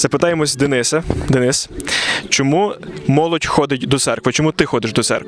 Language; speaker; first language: Ukrainian; native; Ukrainian